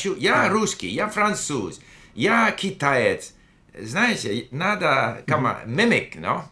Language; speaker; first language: Russian; non-native, fluent; English